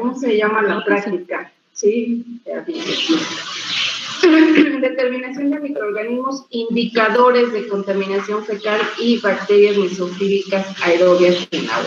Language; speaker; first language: Spanish; native; Spanish